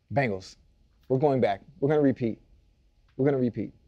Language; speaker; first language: English; native; English